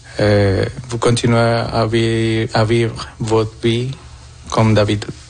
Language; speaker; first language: French; non-native, fluent; Spanish